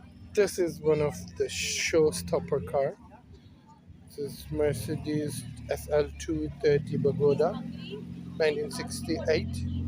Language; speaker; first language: English; non-native, local second language; Urdu